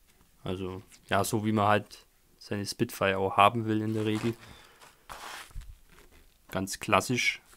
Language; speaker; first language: German; native; German